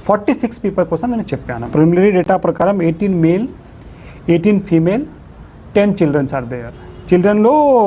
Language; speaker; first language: Telugu; non-native, local second language; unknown